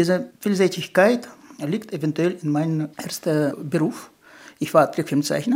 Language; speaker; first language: German; non-native, fluent; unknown